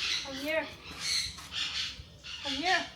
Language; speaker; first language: English; non-native, learner; Thai